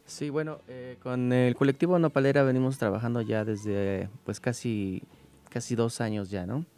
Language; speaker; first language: Spanish; native; Spanish